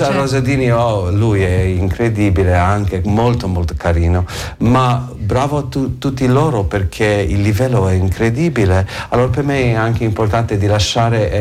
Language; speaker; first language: Italian; non-native, learner; English